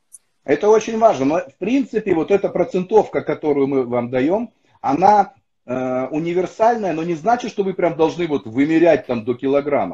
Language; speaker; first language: Russian; native; Russian